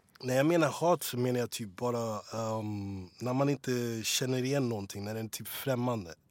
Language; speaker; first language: Swedish; early bilingual, other home language; English